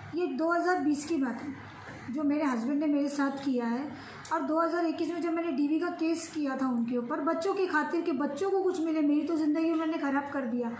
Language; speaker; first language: Hindi; native; Hindi